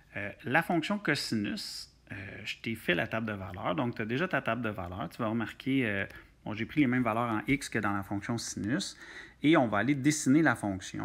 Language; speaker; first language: French; native; French